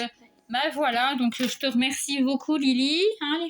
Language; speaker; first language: French; native; French